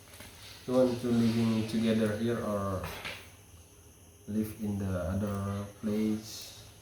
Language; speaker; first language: English; non-native, learner; Indonesian